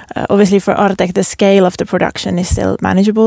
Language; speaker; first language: English; non-native, fluent; Finnish